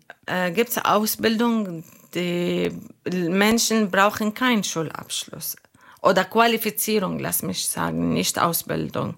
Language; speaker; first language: German; non-native, learner; Arabic